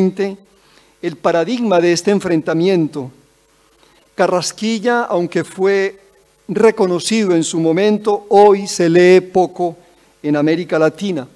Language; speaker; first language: Spanish; native; Spanish